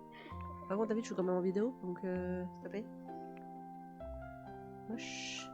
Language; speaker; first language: French; native; French